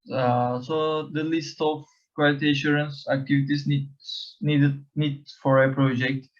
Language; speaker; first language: English; non-native, learner; Turkish